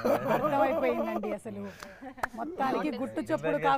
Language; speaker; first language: Telugu; native; Telugu